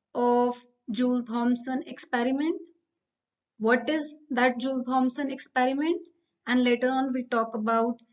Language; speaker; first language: English; non-native, local second language; Punjabi